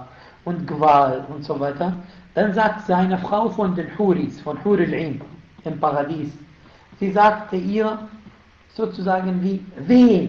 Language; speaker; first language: German; non-native, fluent; Arabic